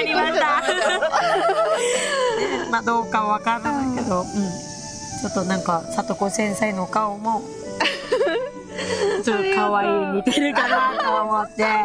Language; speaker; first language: Japanese; non-native, learner; Vietnamese